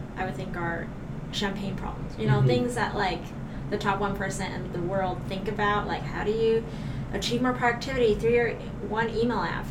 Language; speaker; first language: English; non-native, local second language; Cantonese